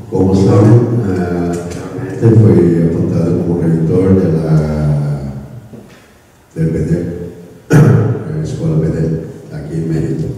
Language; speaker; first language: Spanish; non-native, learner; Korean